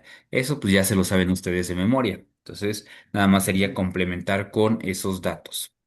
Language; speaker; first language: Spanish; native; Spanish